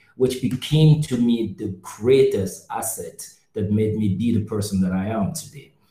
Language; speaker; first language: English; non-native, local second language; French